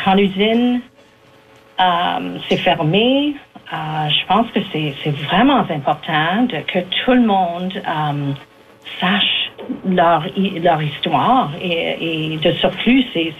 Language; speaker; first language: French; native; French